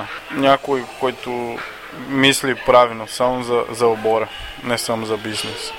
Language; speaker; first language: Bulgarian; non-native, learner; Portuguese